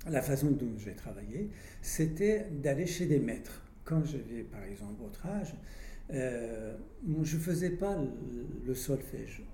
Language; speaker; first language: French; non-native, fluent; Persian